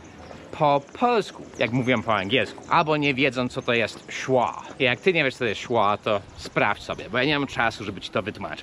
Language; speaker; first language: Polish; early bilingual, heritage; English